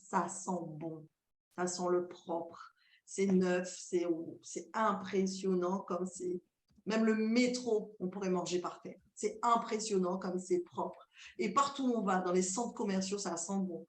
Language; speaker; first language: French; native; French